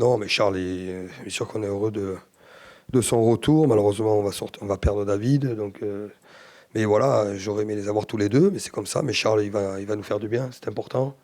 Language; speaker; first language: French; native; French